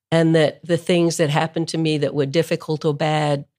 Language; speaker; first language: English; native; English